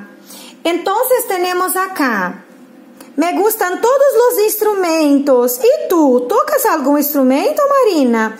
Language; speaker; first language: Spanish; non-native, fluent; Portuguese